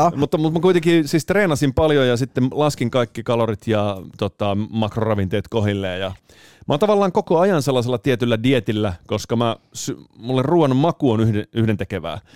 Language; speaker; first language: Finnish; early bilingual, heritage; Finnish